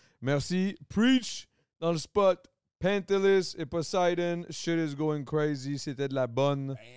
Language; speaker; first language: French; native; French